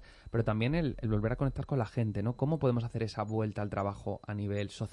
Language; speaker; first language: Spanish; native; Spanish